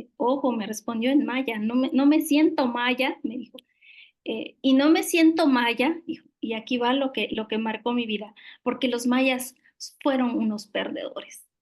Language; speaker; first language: Spanish; non-native, local second language; Yucateco